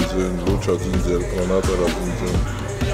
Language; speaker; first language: Russian; non-native, learner; Georgian